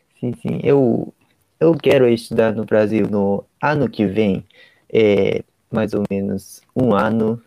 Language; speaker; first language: Portuguese; non-native, learner; Japanese